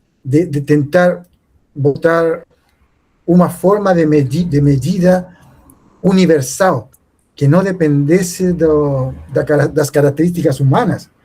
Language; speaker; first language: Portuguese; non-native, fluent; Spanish